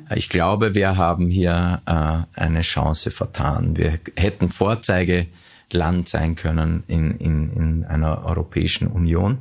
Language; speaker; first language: German; native; German